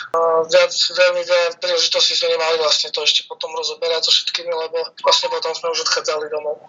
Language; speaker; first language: Slovak; native; Slovak